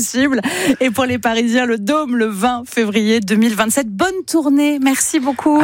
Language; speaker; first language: French; native; French